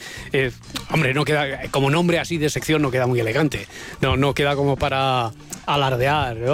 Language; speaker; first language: Spanish; native; Spanish